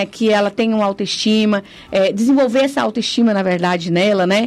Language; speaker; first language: Portuguese; native; Portuguese